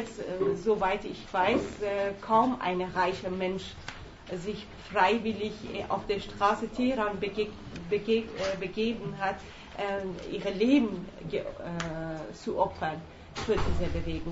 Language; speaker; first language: German; non-native, learner; Persian